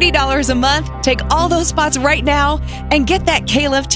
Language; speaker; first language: English; native; English